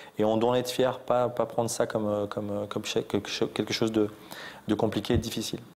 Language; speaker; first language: French; native; French